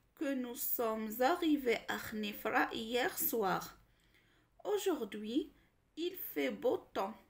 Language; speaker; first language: French; non-native, local second language; Arabic